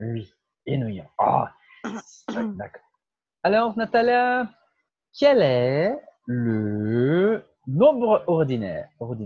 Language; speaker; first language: French; non-native, fluent; Portuguese